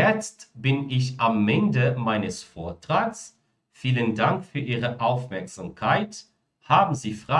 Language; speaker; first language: German; non-native, fluent; Portuguese